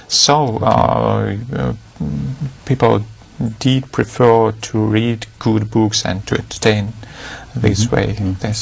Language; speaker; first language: English; non-native, fluent; Russian